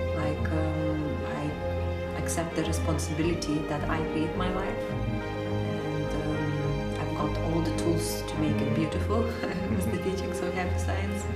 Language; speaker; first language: English; non-native, fluent; Lithuanian